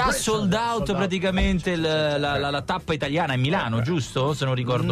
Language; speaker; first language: Italian; native; Italian